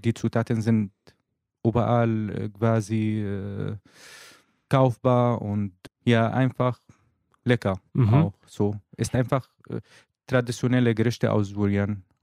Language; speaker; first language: German; non-native, learner; Arabic